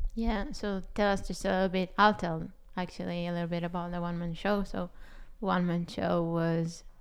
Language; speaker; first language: English; non-native, fluent; Hebrew